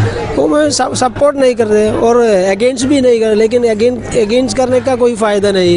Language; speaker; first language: Hindi; non-native, local second language; Malayalam